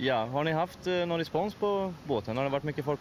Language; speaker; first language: Swedish; native; Swedish